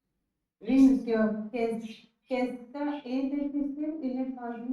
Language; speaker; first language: French; non-native, learner; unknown